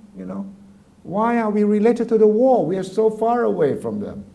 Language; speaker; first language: English; non-native, fluent; Thai